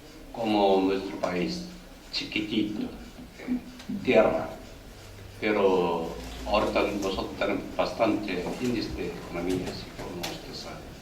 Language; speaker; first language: Spanish; non-native, learner; Korean